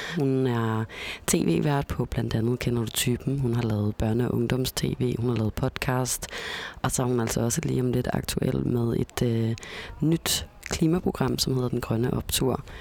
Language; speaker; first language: Danish; native; Danish